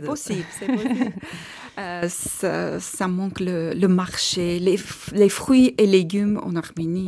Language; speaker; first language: French; non-native, fluent; Armenian